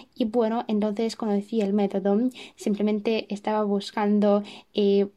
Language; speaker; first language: Spanish; non-native, fluent; Russian